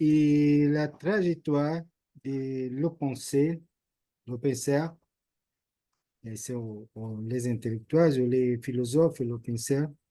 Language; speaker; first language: French; non-native, learner; Portuguese